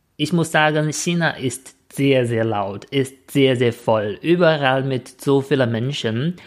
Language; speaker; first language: German; non-native, fluent; Chinese